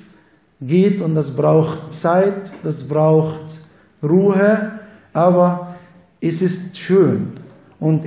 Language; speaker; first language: German; non-native, fluent; Arabic